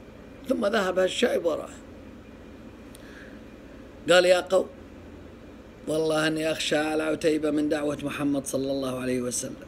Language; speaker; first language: Arabic; native; Arabic